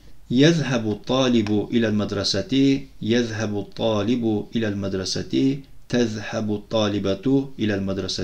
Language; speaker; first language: Arabic; non-native, fluent; Turkish